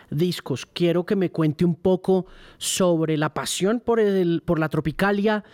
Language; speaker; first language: Spanish; native; Spanish